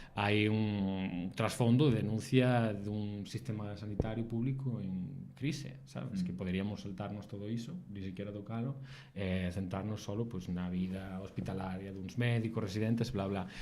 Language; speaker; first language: Galician; native; Galician